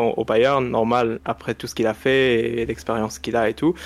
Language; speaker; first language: French; non-native, local second language; Arabic